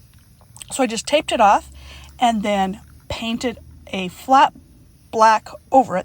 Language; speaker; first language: English; native; English